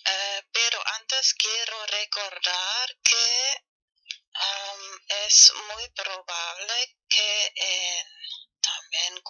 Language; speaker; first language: Spanish; non-native, fluent; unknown